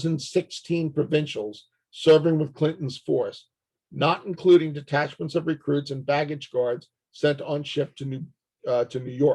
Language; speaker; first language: English; native; English